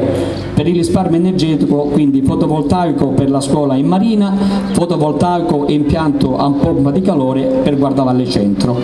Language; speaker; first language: Italian; native; Italian